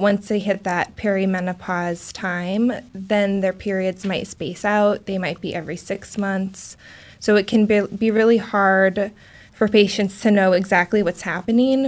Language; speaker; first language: English; native; English